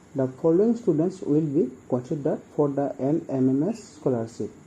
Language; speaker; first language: English; non-native, local second language; Assamese